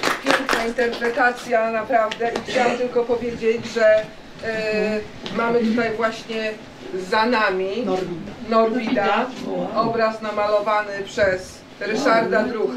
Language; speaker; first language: Polish; native; Polish